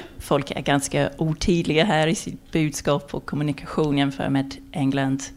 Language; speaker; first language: Swedish; non-native, fluent; English